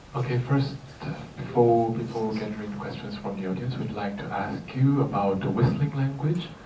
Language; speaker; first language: English; non-native, fluent; Korean